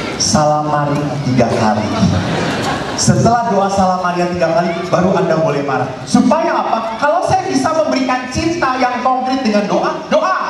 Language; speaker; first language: Indonesian; non-native, local second language; Javanese